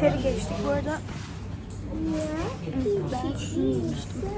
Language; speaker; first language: Turkish; early bilingual, heritage; Turkish